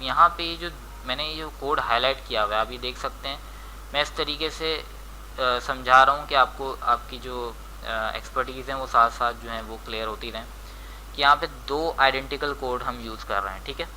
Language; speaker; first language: Hindi; native; Hindi